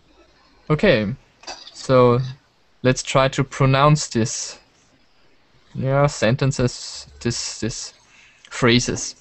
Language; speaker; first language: English; non-native, learner; German